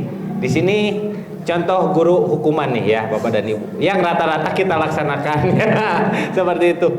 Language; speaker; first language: Indonesian; native; Indonesian